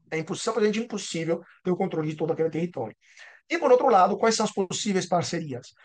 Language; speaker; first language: Portuguese; non-native, fluent; Italian